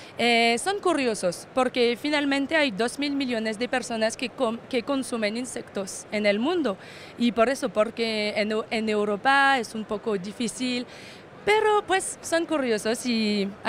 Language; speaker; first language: Spanish; non-native, fluent; French